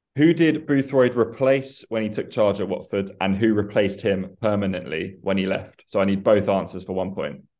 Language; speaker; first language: English; early bilingual, other home language; Persian